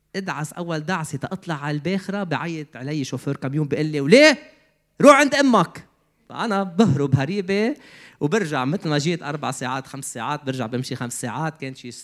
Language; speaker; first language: Arabic; native; Arabic